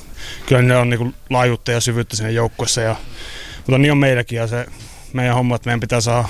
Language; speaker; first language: Finnish; native; Finnish